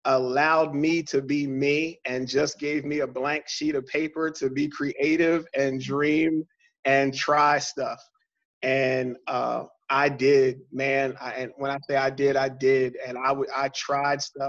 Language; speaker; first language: English; native; English